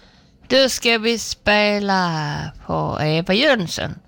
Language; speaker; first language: Swedish; native; Swedish